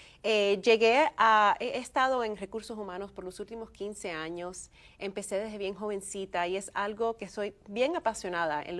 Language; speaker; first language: Spanish; early bilingual, heritage; Spanish